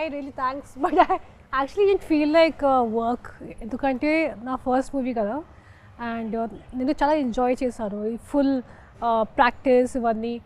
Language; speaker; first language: Telugu; non-native, fluent; Hindi